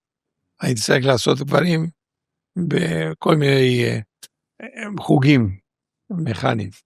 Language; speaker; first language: Hebrew; non-native, fluent; Spanish